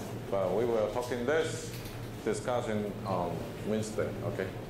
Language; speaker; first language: English; non-native, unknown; Chinese